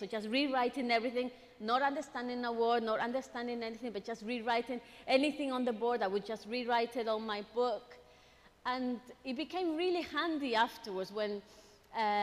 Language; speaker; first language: English; non-native, fluent; Spanish